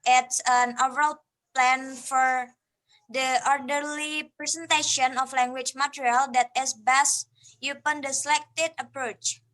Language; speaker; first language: English; non-native, learner; Indonesian